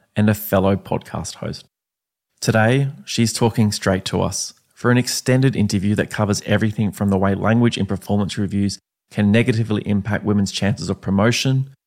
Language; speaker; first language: English; native; English